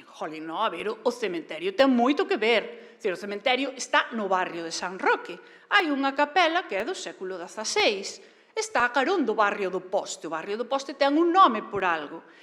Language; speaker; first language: Galician; native; Galician